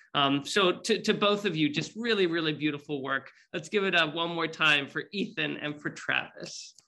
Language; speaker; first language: English; native; English